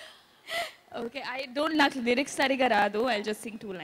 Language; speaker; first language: Telugu; non-native, fluent; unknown